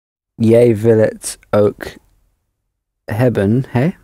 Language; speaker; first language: Dutch; non-native, learner; English